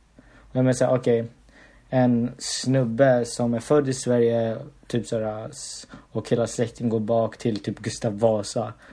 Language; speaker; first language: Swedish; early bilingual, other home language; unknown